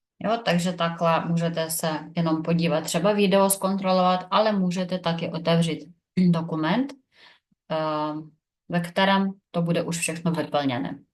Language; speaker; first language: Czech; non-native, fluent; Ukrainian